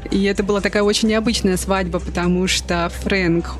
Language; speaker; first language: Russian; native; Russian